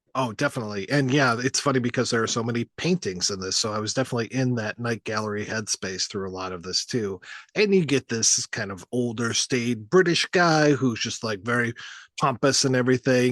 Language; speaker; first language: English; native; English